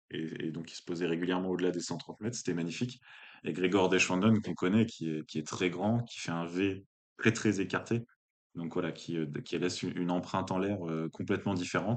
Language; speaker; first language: French; native; French